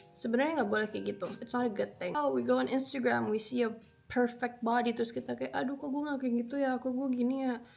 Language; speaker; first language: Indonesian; early bilingual, other home language; Spanish